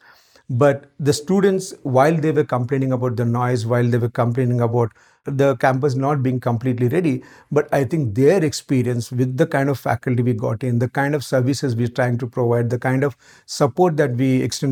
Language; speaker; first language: English; non-native, local second language; Marathi